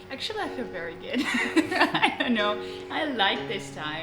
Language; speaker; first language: English; non-native, learner; Russian